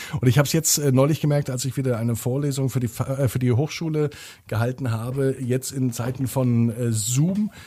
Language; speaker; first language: German; native; German